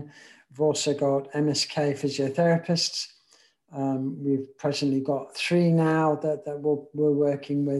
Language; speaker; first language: English; native; English